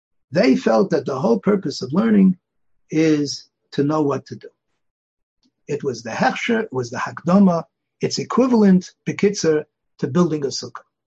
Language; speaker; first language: English; native; English